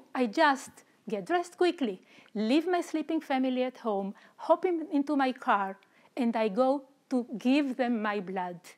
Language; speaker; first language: English; non-native, fluent; Romanian